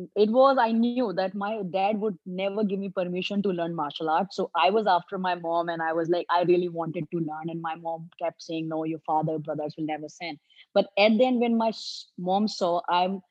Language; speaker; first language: English; non-native, local second language; Hindi